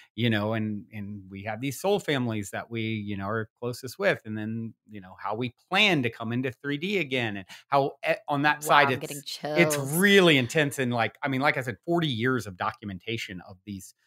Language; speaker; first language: English; native; English